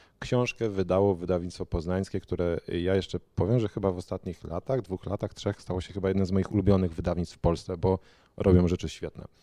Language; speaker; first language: Polish; native; Polish